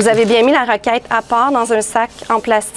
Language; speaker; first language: French; native; French